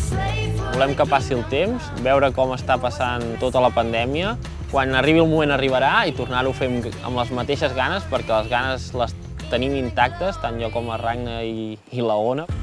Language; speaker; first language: Catalan; native; Catalan